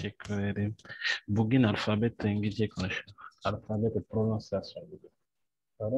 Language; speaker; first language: Turkish; non-native, learner; French